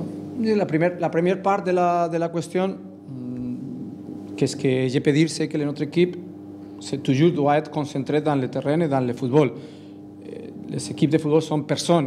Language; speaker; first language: French; non-native, learner; Spanish